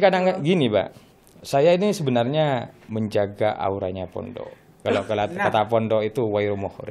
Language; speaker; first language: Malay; non-native, local second language; Madurese